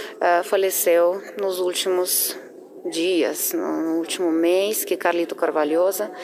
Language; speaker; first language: Portuguese; non-native, fluent; Russian